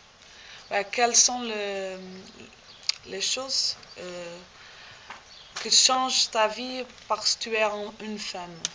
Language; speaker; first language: French; non-native, learner; Portuguese